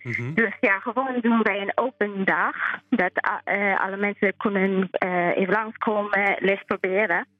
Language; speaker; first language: Dutch; non-native, learner; English